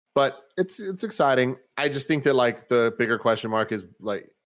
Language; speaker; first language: English; native; English